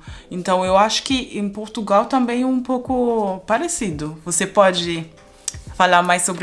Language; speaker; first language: Portuguese; non-native, fluent; German